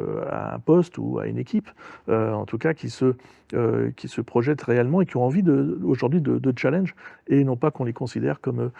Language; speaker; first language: French; native; French